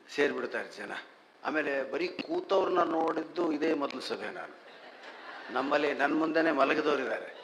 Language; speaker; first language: Kannada; native; Kannada